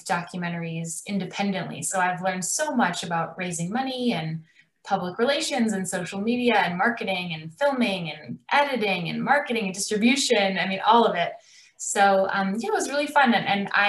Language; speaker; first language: English; native; English